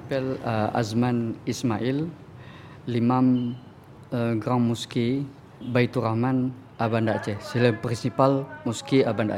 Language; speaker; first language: French; non-native, fluent; Indonesian